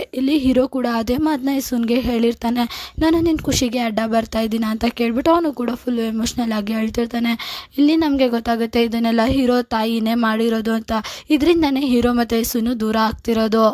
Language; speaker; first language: Kannada; native; Kannada